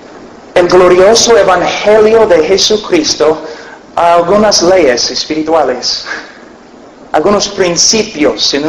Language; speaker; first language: Spanish; non-native, fluent; English